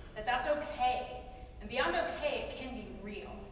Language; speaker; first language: English; native; English